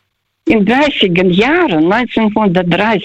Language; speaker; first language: German; early bilingual, heritage; German